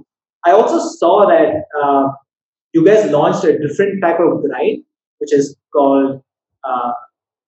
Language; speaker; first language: English; non-native, local second language; Tamil